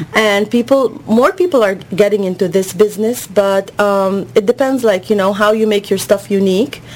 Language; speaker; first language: English; non-native, fluent; Arabic